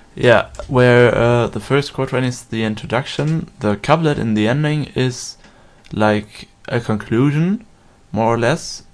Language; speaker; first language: English; non-native, fluent; German